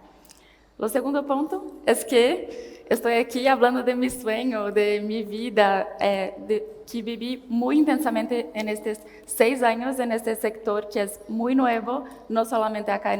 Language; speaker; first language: Spanish; non-native, learner; Portuguese